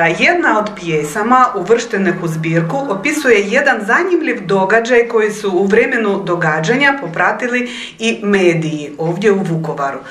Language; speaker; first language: Serbian; non-native, fluent; Ukrainian